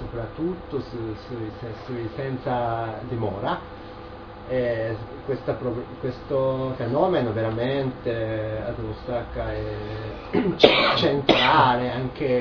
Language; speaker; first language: Italian; non-native, learner; Japanese